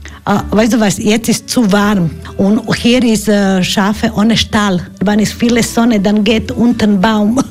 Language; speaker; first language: German; non-native, learner; Croatian